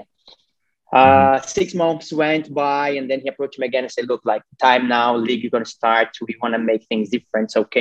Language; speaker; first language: English; non-native, fluent; Portuguese